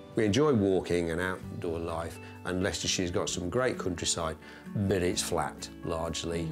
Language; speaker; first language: English; native; English